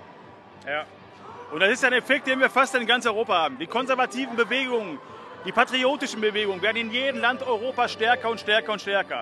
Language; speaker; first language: German; native; German